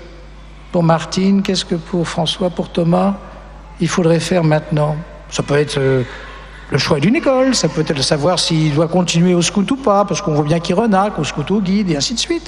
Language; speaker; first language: French; native; French